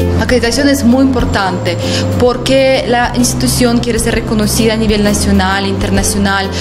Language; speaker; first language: Spanish; non-native, fluent; Russian